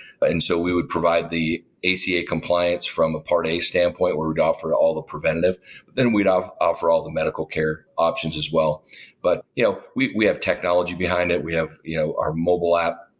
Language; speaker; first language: English; native; English